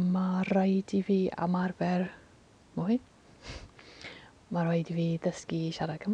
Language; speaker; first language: Welsh; non-native, learner; English